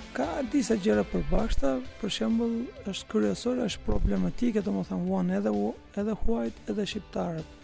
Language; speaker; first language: Albanian; non-native, fluent; Turkish